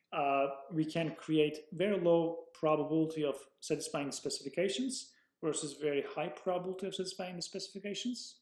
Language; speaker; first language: English; non-native, fluent; Turkish